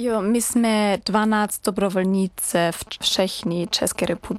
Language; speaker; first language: Czech; non-native, learner; German